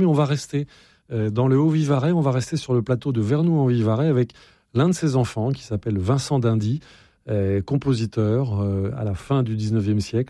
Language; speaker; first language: French; native; French